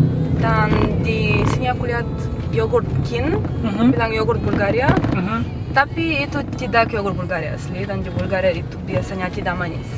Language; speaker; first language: Indonesian; non-native, fluent; Bulgarian